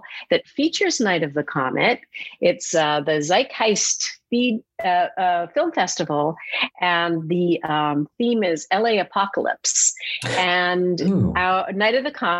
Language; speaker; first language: English; native; English